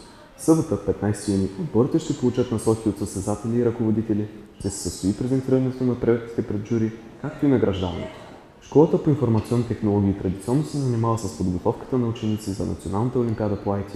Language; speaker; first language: Bulgarian; native; Bulgarian